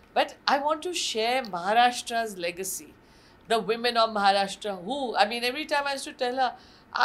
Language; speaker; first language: English; non-native, local second language; Marathi